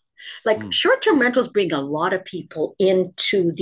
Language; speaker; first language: English; native; English